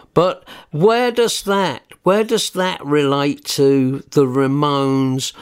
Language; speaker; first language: English; native; English